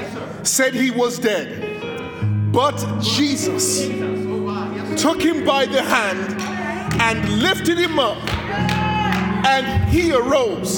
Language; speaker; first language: English; native; English